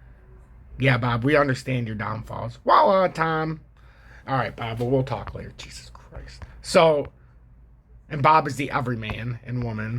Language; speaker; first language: English; native; English